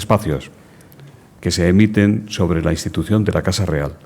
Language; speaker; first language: Spanish; native; Spanish